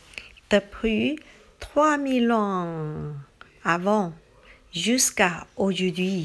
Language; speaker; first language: French; non-native, learner; Chinese